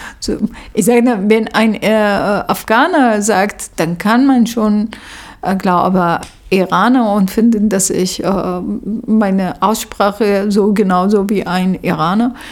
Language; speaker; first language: German; non-native, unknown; Persian